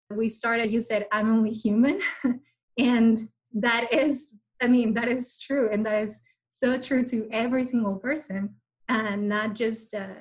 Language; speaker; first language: English; non-native, fluent; Spanish